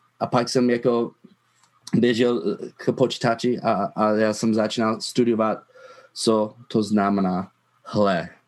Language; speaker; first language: Czech; non-native, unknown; English